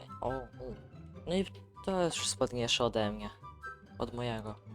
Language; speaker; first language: Polish; native; Polish